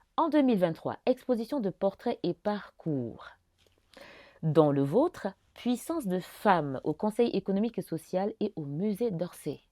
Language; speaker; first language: French; non-native, local second language; Bambara